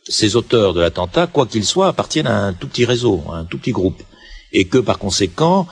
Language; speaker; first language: French; native; French